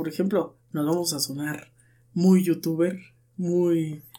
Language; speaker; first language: Spanish; native; Spanish